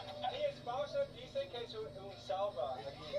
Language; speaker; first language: Spanish; non-native, learner; English